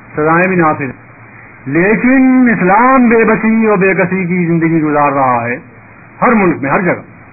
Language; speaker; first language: Urdu; native; Urdu